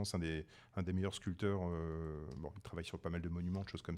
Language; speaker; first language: French; native; French